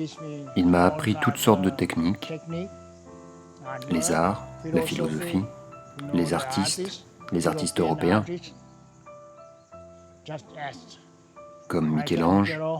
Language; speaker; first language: French; non-native, learner; Thai